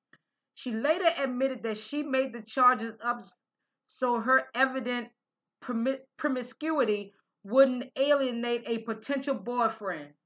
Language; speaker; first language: English; native; English